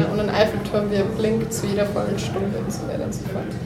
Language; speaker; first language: German; native; German